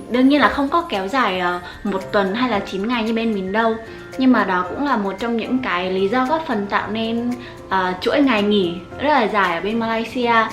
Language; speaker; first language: Vietnamese; native; Vietnamese